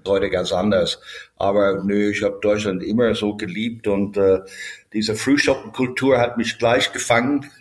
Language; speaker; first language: German; non-native, fluent; English